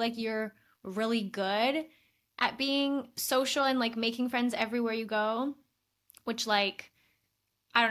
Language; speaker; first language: English; native; English